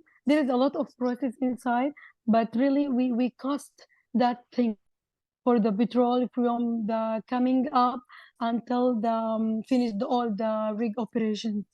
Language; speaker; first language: English; non-native, learner; Arabic